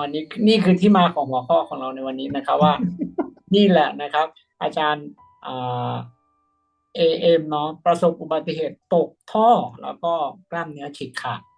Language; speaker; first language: Thai; native; Thai